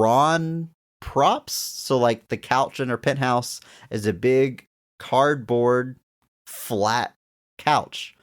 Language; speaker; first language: English; native; English